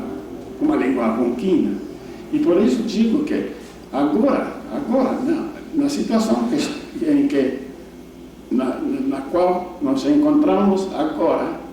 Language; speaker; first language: Portuguese; non-native, fluent; English